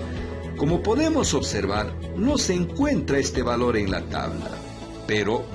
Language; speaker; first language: Spanish; native; Spanish